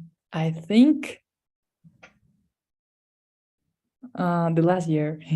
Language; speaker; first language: English; non-native, fluent; Spanish